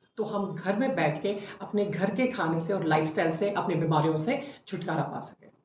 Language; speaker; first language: Hindi; native; Hindi